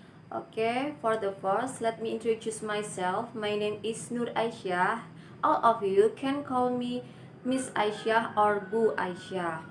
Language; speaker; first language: English; non-native, learner; Indonesian